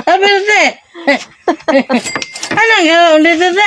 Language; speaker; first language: Filipino; non-native, local second language; Cebuano